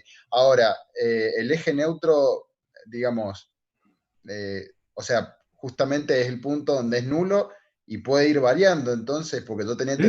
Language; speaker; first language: Spanish; native; Spanish